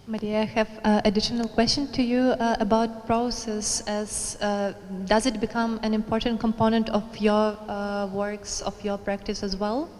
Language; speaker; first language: English; non-native, learner; Ukrainian